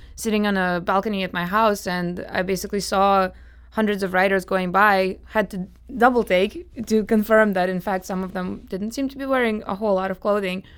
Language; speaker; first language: English; non-native, fluent; Russian